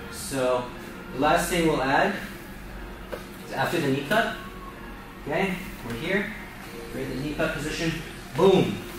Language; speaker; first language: English; native; English